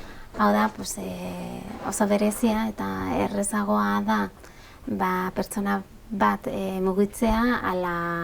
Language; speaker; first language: Basque; non-native, local second language; Spanish